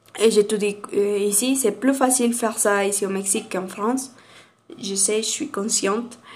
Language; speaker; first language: French; non-native, learner; Spanish